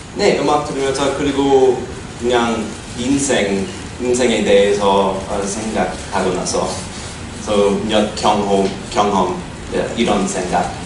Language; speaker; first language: Korean; non-native, learner; English